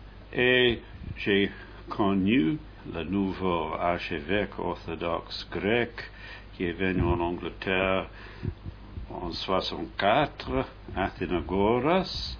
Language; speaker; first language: French; non-native, fluent; English